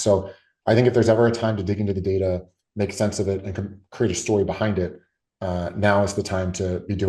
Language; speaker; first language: English; native; English